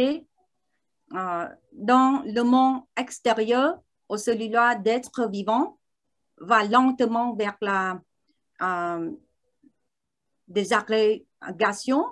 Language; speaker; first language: French; non-native, learner; Vietnamese